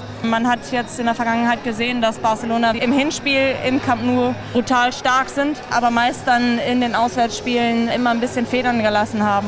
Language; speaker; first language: German; native; German